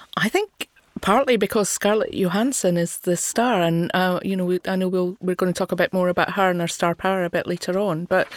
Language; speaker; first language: English; native; English